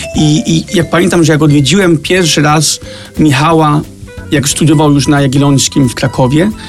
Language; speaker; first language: Polish; early bilingual, heritage; Danish